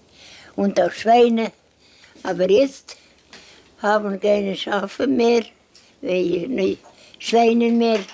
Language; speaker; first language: German; non-native, learner; Estonian